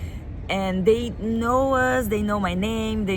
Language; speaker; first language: English; non-native, fluent; Portuguese